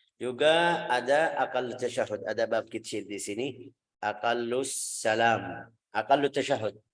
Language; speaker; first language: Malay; non-native, fluent; Arabic